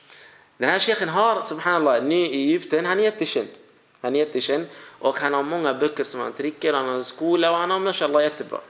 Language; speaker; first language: Swedish; non-native, fluent; Arabic